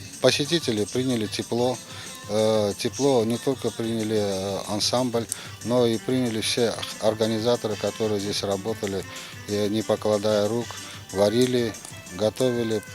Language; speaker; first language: Russian; non-native, local second language; Ukrainian